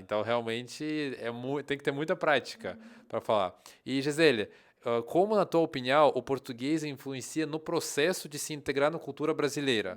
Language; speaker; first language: Portuguese; non-native, fluent; Russian